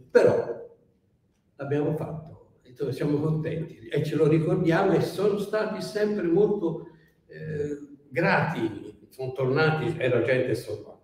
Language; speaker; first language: Italian; native; Italian